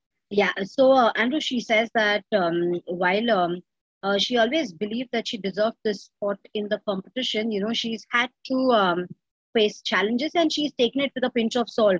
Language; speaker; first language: English; non-native, local second language; Hindi